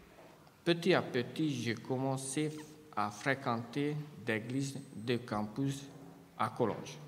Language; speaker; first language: French; non-native, fluent; Hungarian